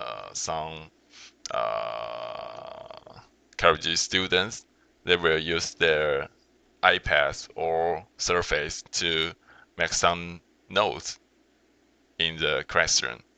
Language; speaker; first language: English; non-native, learner; Chinese